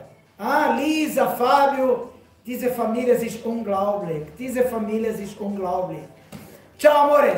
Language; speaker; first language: German; non-native, learner; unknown